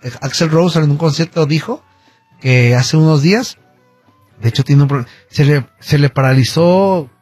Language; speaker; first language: Spanish; native; Spanish